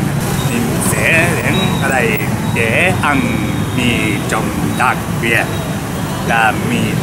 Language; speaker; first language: Vietnamese; non-native, learner; Japanese